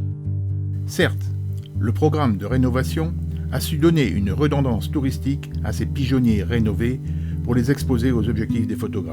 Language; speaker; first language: French; native; French